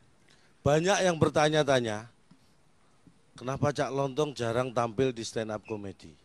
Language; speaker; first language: Indonesian; native; Indonesian